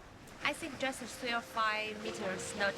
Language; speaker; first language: English; non-native, learner; Chinese